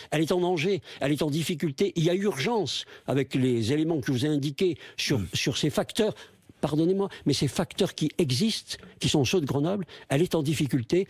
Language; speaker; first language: French; native; French